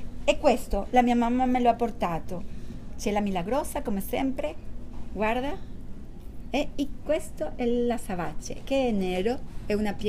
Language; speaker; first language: Italian; non-native, learner; Spanish